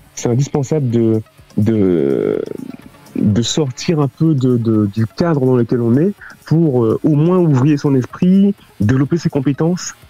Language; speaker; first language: French; native; French